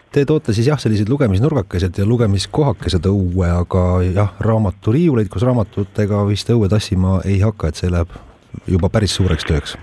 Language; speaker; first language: Estonian; native; Estonian